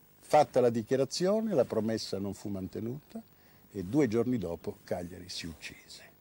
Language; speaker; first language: Italian; native; Italian